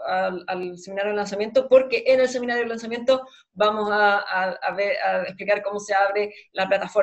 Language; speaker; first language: Spanish; native; Spanish